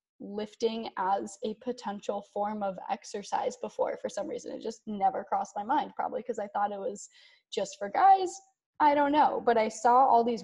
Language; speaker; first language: English; native; English